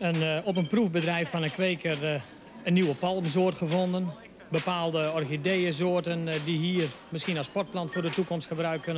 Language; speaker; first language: Dutch; native; Dutch